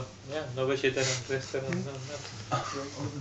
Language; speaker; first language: English; non-native, learner; German